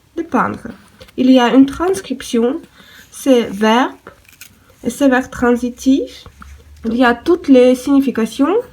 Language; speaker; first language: French; non-native, learner; Russian